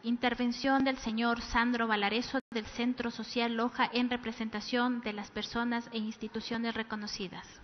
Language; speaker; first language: Spanish; native; Spanish